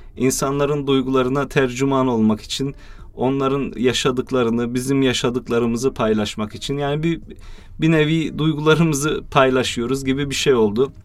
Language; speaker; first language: Turkish; early bilingual, heritage; Turkish